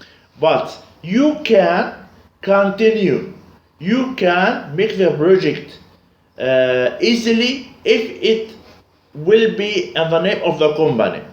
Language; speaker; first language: English; non-native, learner; Arabic